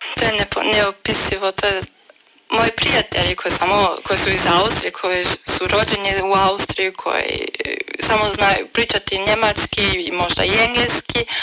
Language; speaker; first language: Bosnian; early bilingual, heritage; Croatian